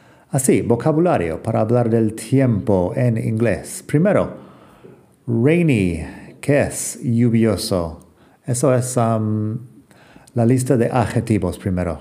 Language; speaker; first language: Spanish; non-native, fluent; English